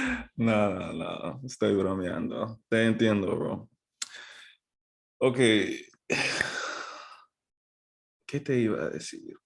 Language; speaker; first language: Spanish; non-native, fluent; English